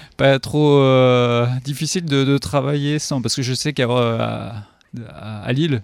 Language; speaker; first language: French; native; French